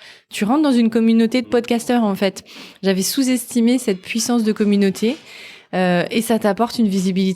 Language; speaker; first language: French; native; French